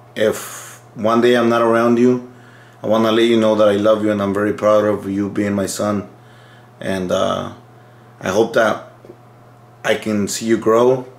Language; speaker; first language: English; early bilingual, other home language; Spanish